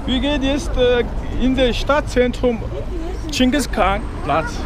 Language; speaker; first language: German; non-native, learner; Mongolian